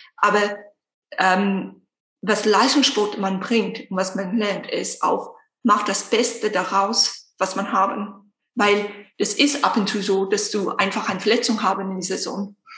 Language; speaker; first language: German; non-native, fluent; Afrikaans